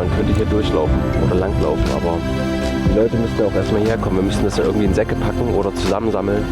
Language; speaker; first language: German; native; German